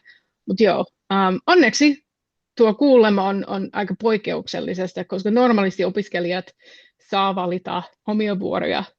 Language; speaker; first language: Finnish; non-native, fluent; English